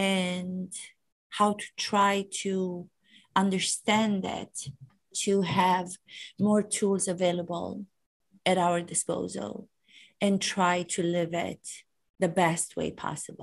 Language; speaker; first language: English; non-native, fluent; Romanian